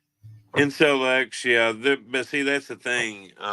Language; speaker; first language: English; native; English